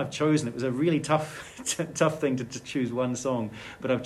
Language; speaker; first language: English; native; English